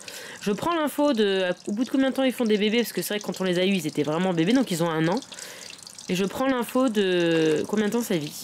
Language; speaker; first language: French; native; French